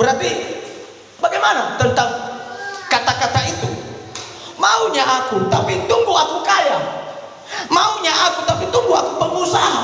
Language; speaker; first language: Indonesian; native; Indonesian